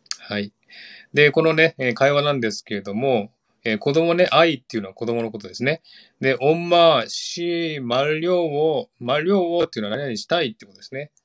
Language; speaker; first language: Japanese; non-native, fluent; Korean